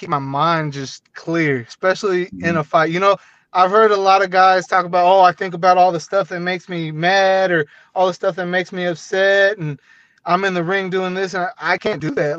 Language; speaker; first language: English; native; English